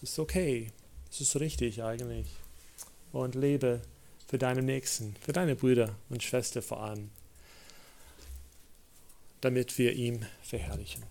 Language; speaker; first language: German; non-native, fluent; English